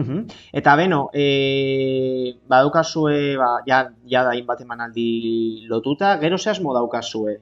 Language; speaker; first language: Basque; native; Basque